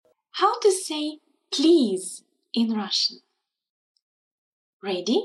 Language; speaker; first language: English; non-native, fluent; Russian